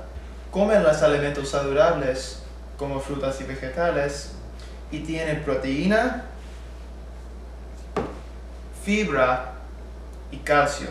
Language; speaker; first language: Spanish; non-native, learner; English